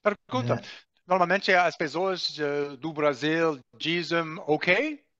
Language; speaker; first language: Portuguese; non-native, learner; English